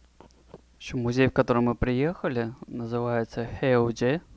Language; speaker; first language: Russian; native; Russian